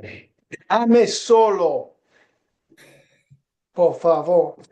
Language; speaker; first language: Spanish; non-native, learner; English